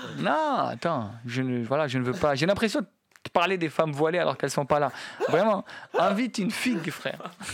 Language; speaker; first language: French; non-native, local second language; Arabic